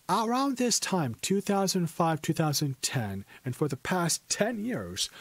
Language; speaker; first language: English; native; English